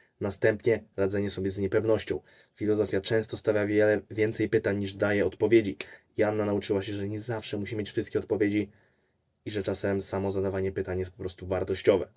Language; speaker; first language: Polish; native; Polish